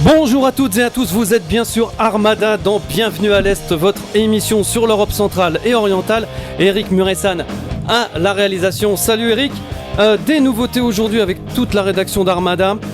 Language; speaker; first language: French; native; French